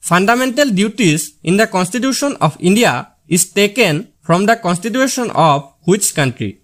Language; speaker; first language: English; non-native, local second language; Assamese